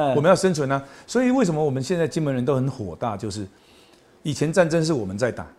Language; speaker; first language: Chinese; non-native, local second language; Min Nan Chinese